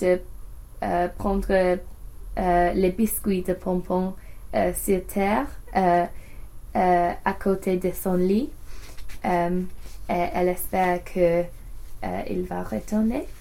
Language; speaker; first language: French; non-native, learner; English